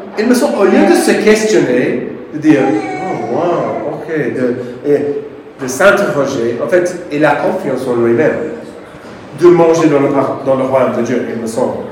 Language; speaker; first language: French; non-native, fluent; English